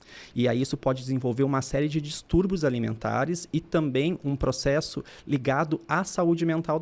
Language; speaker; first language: Portuguese; native; Portuguese